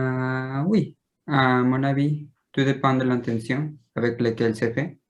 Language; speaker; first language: French; non-native, learner; Spanish